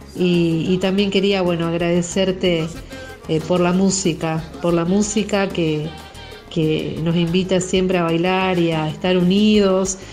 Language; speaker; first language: Spanish; native; Spanish